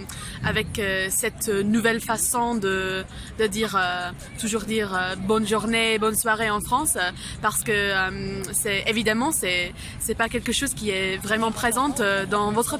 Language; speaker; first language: French; non-native, fluent; English